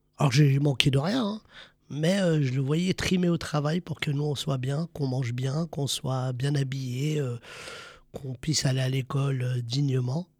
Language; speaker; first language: French; early bilingual, other home language; Arabic